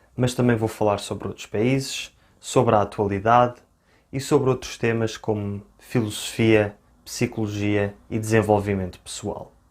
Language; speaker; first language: Portuguese; native; Portuguese